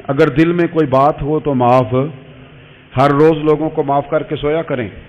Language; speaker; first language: Urdu; non-native, local second language; Punjabi